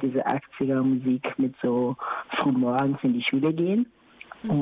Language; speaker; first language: German; non-native, fluent; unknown